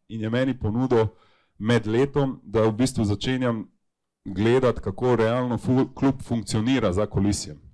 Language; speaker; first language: Slovenian; native; Slovenian